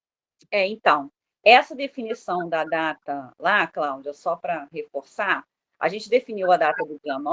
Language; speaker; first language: Portuguese; native; Portuguese